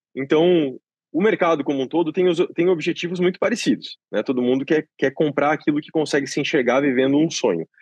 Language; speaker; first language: Portuguese; native; Portuguese